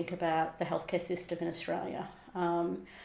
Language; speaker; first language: English; native; English